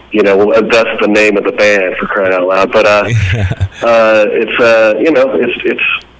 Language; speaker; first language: English; native; English